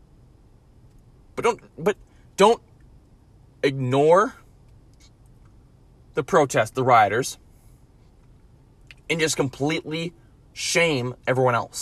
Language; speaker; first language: English; native; English